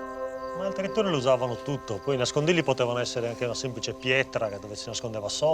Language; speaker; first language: Italian; native; Italian